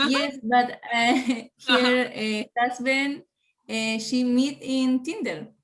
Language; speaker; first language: English; non-native, learner; Spanish